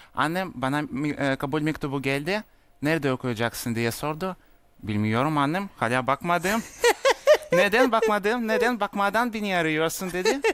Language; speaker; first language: Turkish; non-native, learner; Russian